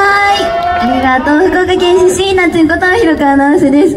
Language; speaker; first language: Japanese; native; Japanese